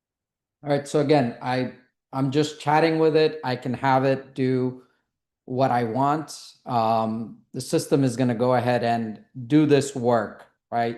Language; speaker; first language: English; native; English